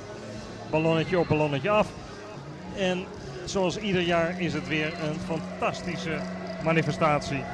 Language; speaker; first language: Dutch; native; Dutch